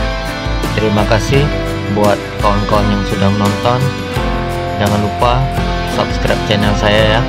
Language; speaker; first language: Indonesian; native; Indonesian